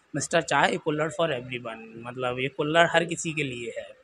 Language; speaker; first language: Hindi; native; Hindi